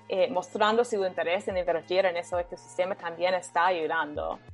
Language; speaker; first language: Spanish; non-native, fluent; English